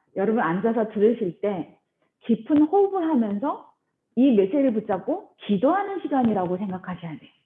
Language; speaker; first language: Korean; early bilingual, heritage; Korean